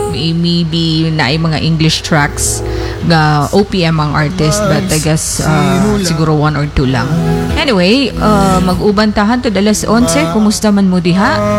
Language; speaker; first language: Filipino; non-native, local second language; Cebuano